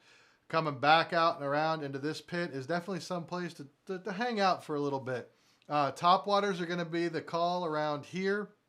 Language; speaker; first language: English; native; English